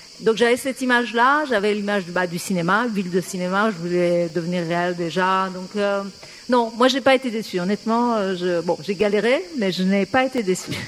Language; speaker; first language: French; non-native, fluent; Persian